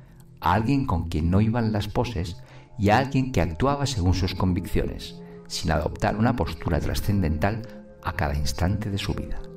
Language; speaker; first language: Spanish; native; Spanish